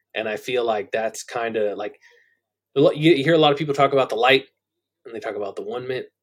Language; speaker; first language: English; native; English